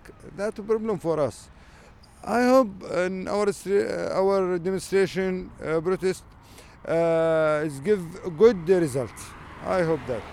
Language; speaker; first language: English; non-native, learner; Arabic